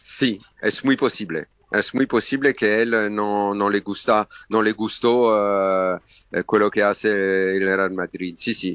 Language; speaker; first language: Spanish; non-native, learner; French